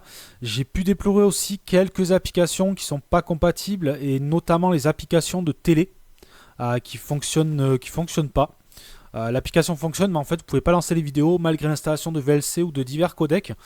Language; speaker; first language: French; native; French